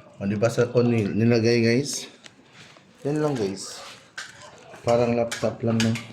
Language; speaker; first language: Filipino; non-native, local second language; Cebuano